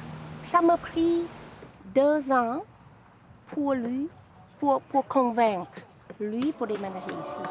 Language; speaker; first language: French; non-native, learner; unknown